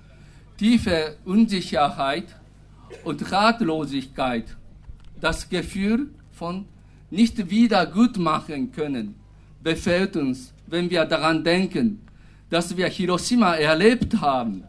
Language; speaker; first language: German; non-native, fluent; Japanese